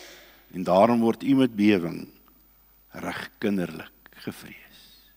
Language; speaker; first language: Afrikaans; native; Afrikaans